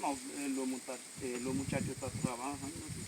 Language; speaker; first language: Spanish; non-native, learner; Haitian Creole